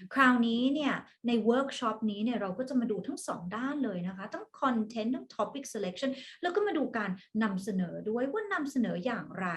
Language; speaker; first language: Thai; early bilingual, other home language; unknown